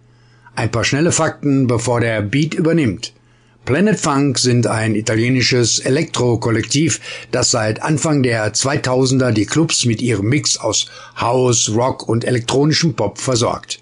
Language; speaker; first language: German; native; German